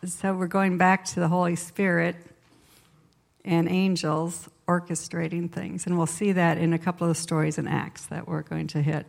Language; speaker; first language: English; native; English